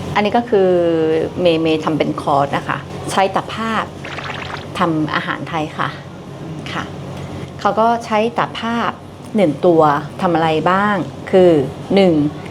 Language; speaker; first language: Thai; non-native, fluent; Japanese